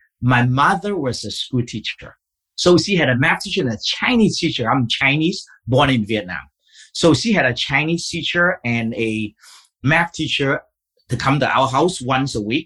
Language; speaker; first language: English; non-native, fluent; Vietnamese